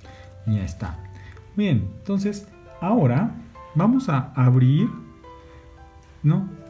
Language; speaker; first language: Spanish; non-native, learner; Japanese